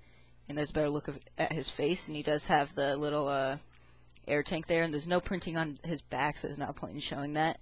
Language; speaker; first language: English; native; English